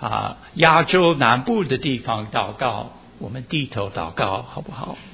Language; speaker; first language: Chinese; early bilingual, heritage; Chinese